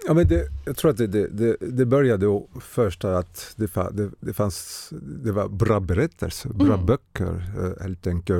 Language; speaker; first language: Swedish; non-native, fluent; French